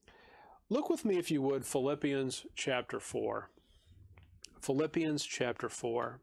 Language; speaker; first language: English; native; English